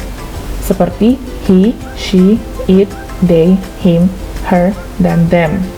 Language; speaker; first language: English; non-native, fluent; Indonesian